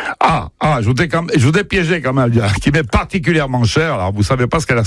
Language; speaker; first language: French; native; French